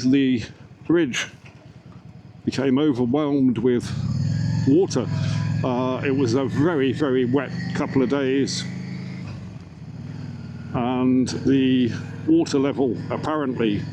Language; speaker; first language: English; native; English